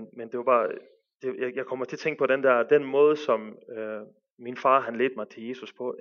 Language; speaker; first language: Danish; early bilingual, other home language; Arabic